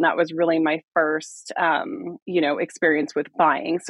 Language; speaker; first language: English; native; English